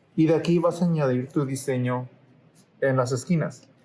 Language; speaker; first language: Spanish; early bilingual, heritage; Spanish